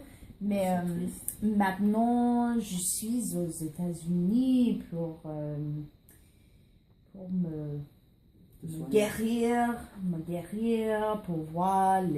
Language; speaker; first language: French; non-native, learner; English